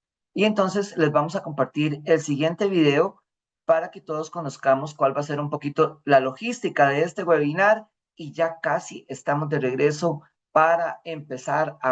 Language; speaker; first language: Spanish; native; Spanish